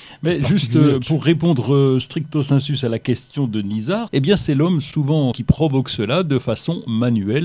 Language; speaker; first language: French; native; French